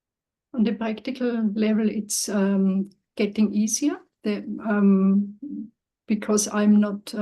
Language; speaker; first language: English; non-native, learner; German